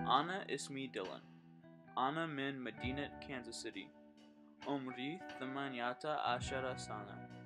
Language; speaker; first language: Arabic; non-native, learner; English